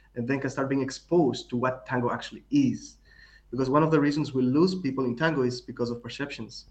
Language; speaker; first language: English; non-native, fluent; Greek